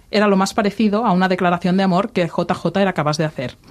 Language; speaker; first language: Spanish; non-native, local second language; Catalan